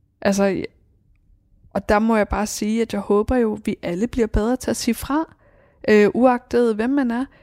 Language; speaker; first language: Danish; early bilingual, other home language; Persian